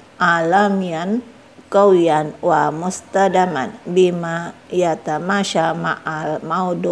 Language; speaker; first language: Arabic; non-native, fluent; Indonesian